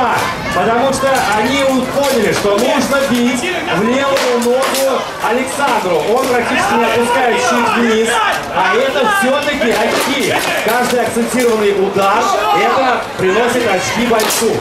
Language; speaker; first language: Russian; native; Russian